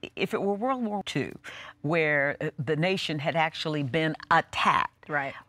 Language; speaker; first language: English; native; English